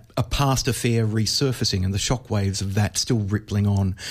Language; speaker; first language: English; native; English